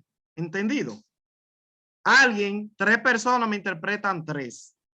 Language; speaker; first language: Spanish; native; Spanish